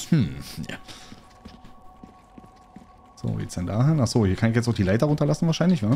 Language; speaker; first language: German; native; German